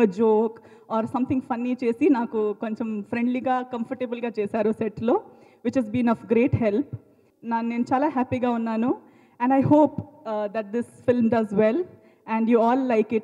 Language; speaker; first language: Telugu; non-native, learner; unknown